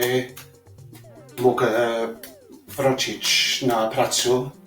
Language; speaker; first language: Polish; non-native, learner; English